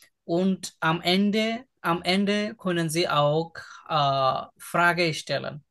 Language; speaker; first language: German; non-native, local second language; Bangla